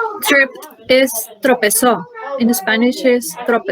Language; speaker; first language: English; non-native, learner; Spanish